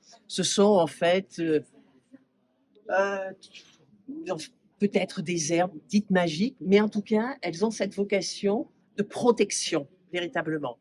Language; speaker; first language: French; native; French